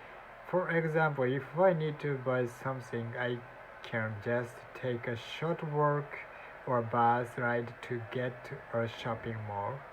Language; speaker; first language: English; non-native, learner; Japanese